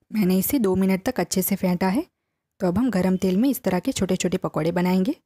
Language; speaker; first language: Hindi; non-native, local second language; Gujarati